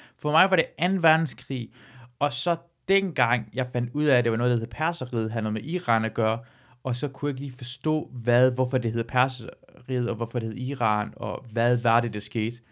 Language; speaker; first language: Danish; early bilingual, other home language; Persian